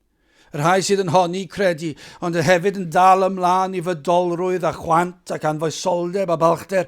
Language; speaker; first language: Welsh; native; Welsh